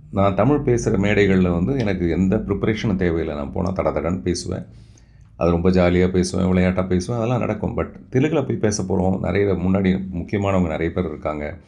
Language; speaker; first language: Tamil; non-native, local second language; Telugu